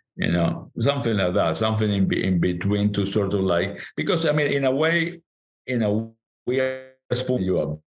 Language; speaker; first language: English; non-native, fluent; Spanish